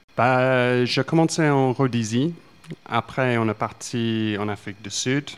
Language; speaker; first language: French; non-native, fluent; English